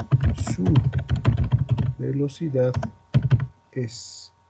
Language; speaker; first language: Spanish; native; Spanish